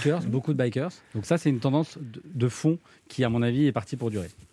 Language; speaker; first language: French; native; French